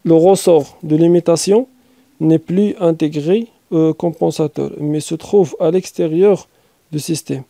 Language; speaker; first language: French; non-native, local second language; Arabic